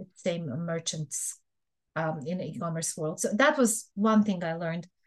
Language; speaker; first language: English; non-native, fluent; Bosnian